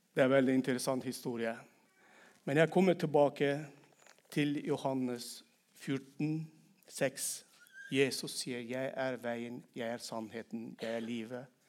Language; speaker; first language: Norwegian; non-native, fluent; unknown